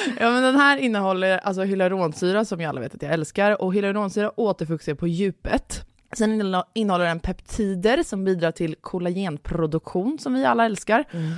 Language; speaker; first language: Swedish; native; Swedish